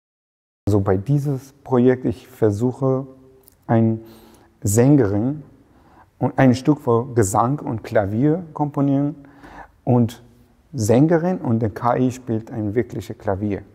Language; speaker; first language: German; non-native, fluent; Persian